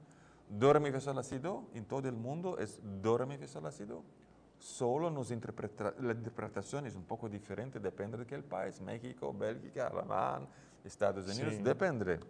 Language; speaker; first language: Spanish; non-native, learner; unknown